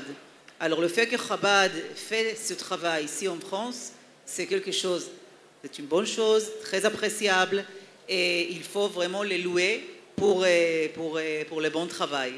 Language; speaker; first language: French; non-native, fluent; Hebrew